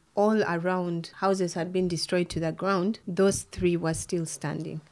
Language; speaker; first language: English; non-native, local second language; Ganda